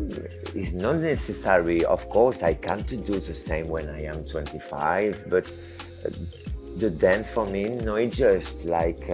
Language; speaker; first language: English; non-native, learner; French